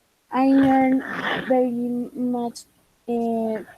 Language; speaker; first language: English; non-native, learner; Spanish